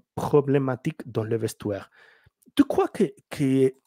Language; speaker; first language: French; non-native, learner; Spanish